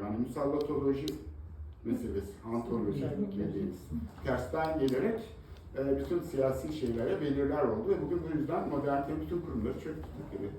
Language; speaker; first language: Turkish; native; Turkish